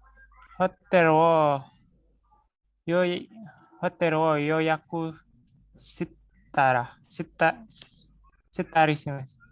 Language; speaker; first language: Japanese; non-native, learner; Indonesian